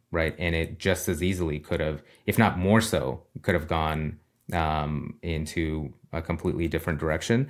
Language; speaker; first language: English; early bilingual, other home language; Russian